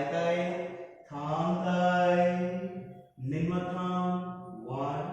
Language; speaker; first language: Vietnamese; non-native, learner; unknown